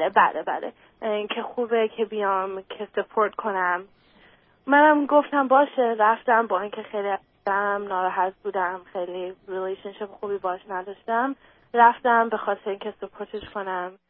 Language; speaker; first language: Persian; early bilingual, other home language; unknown